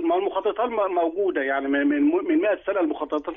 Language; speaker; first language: Arabic; native; Arabic